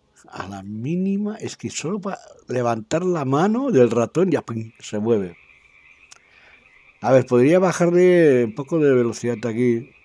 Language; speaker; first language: Spanish; native; Spanish